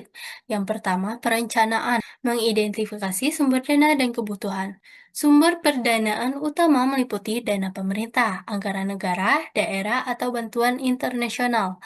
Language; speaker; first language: Indonesian; native; Indonesian